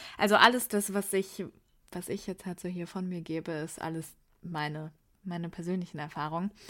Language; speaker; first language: German; early bilingual, other home language; Persian